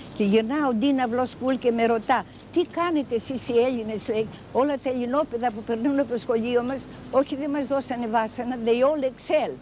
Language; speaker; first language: Greek; native; Greek